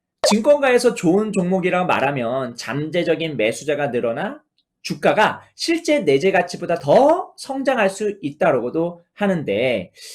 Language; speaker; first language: Korean; native; Korean